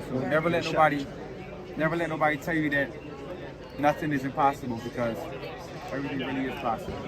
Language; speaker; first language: English; native; English